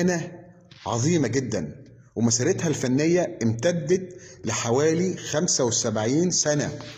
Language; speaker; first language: Arabic; native; Arabic